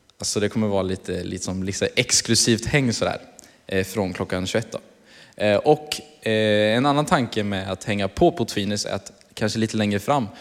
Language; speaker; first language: Swedish; native; Swedish